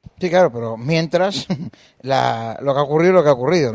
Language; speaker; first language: Spanish; native; Spanish